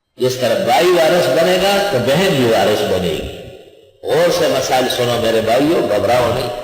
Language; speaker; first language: Urdu; non-native, local second language; Pashto